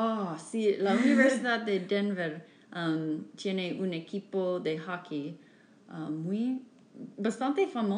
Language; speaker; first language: Spanish; non-native, fluent; English